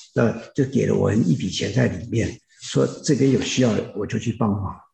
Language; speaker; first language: Chinese; native; Chinese